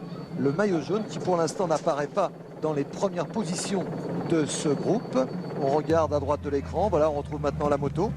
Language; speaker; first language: French; native; French